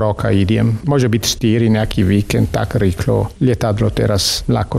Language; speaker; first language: Slovak; non-native, learner; Italian